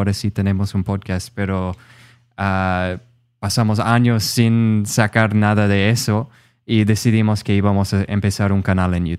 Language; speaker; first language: Spanish; non-native, fluent; English